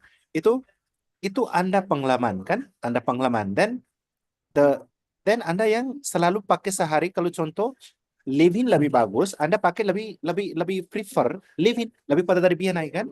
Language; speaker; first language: Indonesian; non-native, learner; Nepali